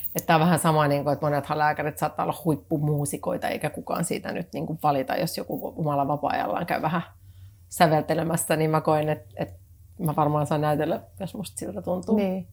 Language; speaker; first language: Finnish; native; Finnish